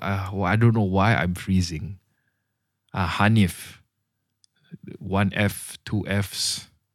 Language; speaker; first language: English; non-native, local second language; Malay